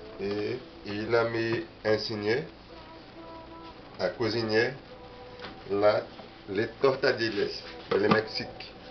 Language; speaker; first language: French; non-native, learner; Portuguese